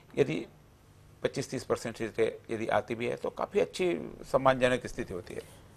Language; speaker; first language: Hindi; native; Hindi